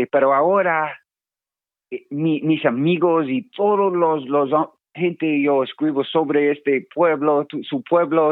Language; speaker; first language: Spanish; non-native, learner; English